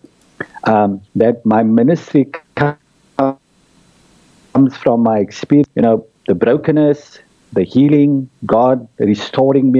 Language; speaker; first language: English; native; English